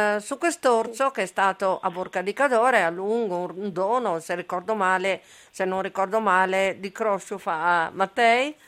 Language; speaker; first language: Italian; native; Italian